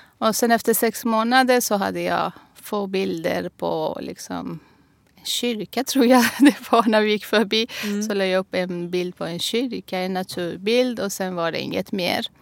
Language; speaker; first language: Swedish; non-native, fluent; Persian